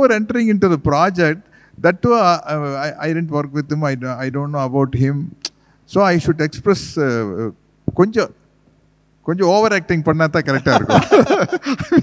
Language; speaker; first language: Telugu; non-native, learner; Tamil